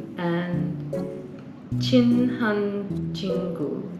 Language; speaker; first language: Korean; non-native, learner; English